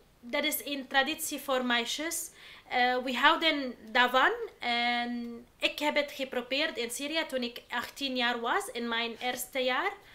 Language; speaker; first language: Dutch; non-native, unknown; Arabic